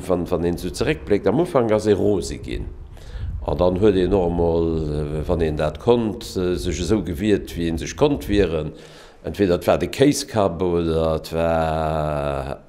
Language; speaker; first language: Luxembourgish; early bilingual, other home language; Italian